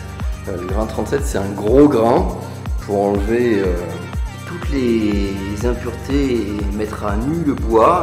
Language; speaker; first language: French; native; French